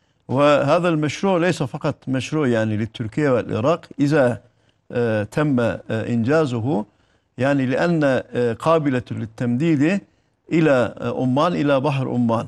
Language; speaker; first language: Arabic; non-native, fluent; Turkish